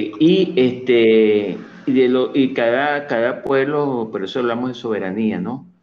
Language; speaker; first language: Spanish; native; Spanish